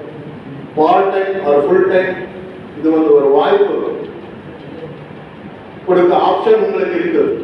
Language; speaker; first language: Tamil; non-native, learner; Kannada